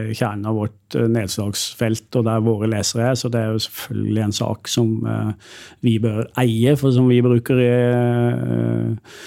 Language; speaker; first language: Norwegian; native; Norwegian